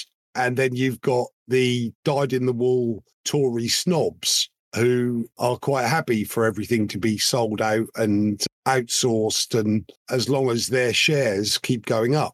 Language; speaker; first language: English; native; English